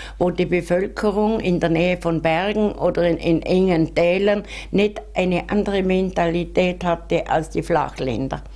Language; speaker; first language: German; native; German